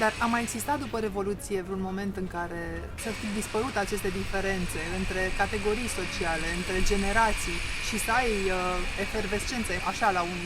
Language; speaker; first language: Romanian; native; Romanian